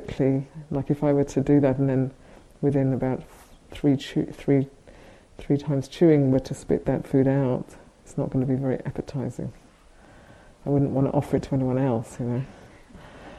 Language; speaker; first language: English; native; English